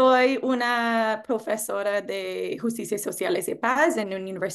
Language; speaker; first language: Spanish; non-native, learner; English